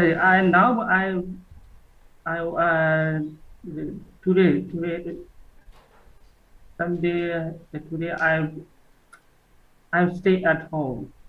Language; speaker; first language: English; non-native, learner; Burmese